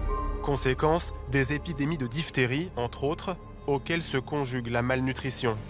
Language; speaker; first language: French; native; French